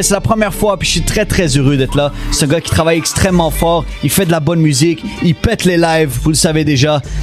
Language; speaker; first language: French; native; French